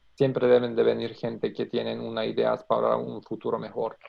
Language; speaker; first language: Spanish; non-native, fluent; Macedonian